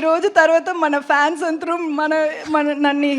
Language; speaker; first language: Telugu; non-native, learner; Tamil